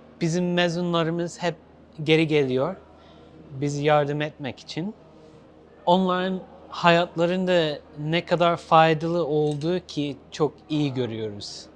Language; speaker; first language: Turkish; non-native, learner; English